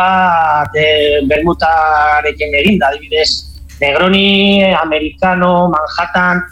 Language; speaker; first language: Basque; non-native, local second language; Spanish